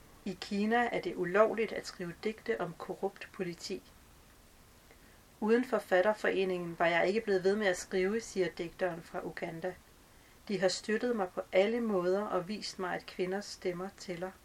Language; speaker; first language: Danish; native; Danish